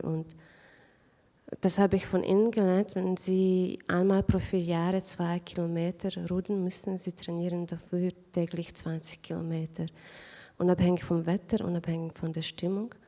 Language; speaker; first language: German; non-native, fluent; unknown